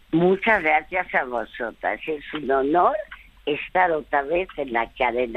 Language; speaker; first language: Spanish; early bilingual, other home language; French